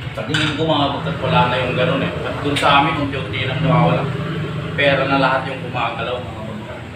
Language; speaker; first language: Filipino; non-native, local second language; Iloko